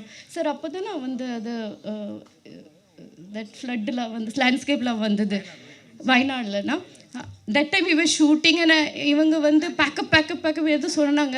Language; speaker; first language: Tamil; non-native, learner; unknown